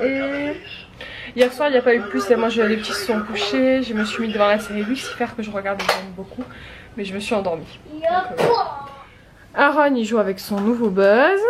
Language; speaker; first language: French; native; French